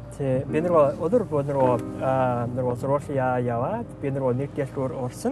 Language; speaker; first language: Mongolian; non-native, learner; English